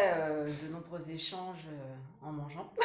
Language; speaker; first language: French; native; French